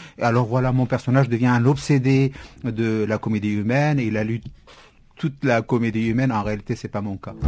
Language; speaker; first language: French; non-native, fluent; Kurdish